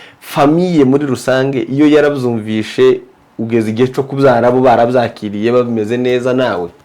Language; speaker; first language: Kinyarwanda; native; Kinyarwanda